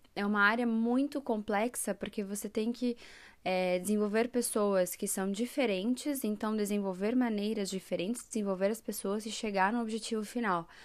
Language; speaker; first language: Portuguese; native; Portuguese